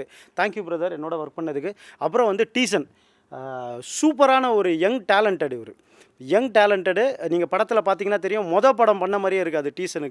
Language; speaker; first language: Tamil; native; Tamil